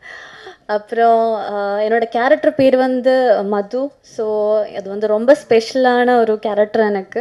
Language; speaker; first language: Tamil; non-native, fluent; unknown